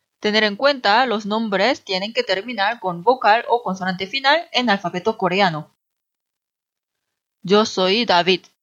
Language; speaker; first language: Spanish; non-native, fluent; Korean